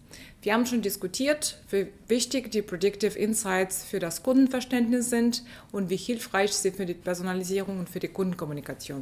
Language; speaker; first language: German; non-native, fluent; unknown